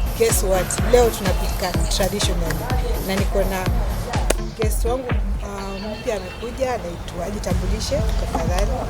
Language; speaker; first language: Swahili; non-native, local second language; Luo (Kenya and Tanzania)